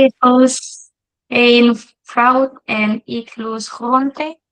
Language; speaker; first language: Dutch; non-native, learner; Indonesian